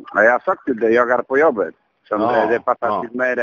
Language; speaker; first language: Swedish; non-native, learner; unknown